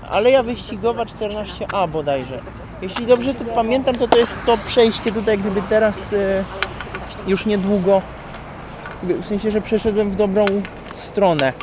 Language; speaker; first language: Polish; non-native, fluent; Italian